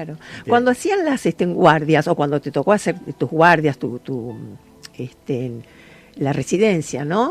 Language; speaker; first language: Spanish; native; Spanish